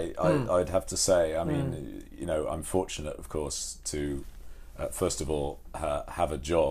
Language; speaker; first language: English; native; English